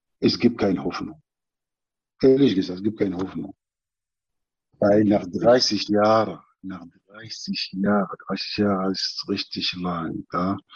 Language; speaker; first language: German; non-native, learner; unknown